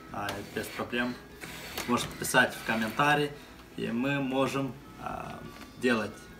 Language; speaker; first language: Russian; non-native, fluent; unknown